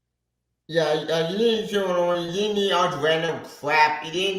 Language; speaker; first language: English; native; English